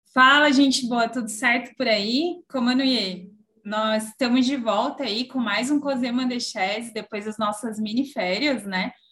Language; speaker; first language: Portuguese; native; Portuguese